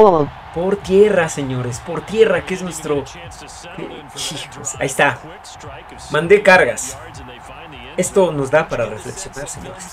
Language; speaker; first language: Spanish; native; Spanish